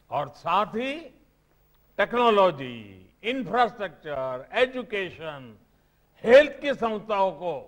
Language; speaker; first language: Hindi; non-native, local second language; Gujarati